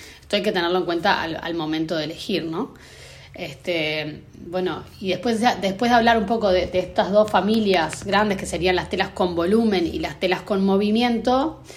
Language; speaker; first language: Spanish; native; Spanish